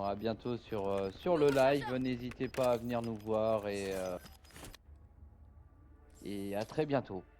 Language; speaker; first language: French; native; French